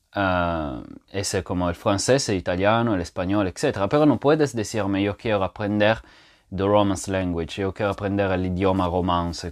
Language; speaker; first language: Spanish; non-native, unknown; French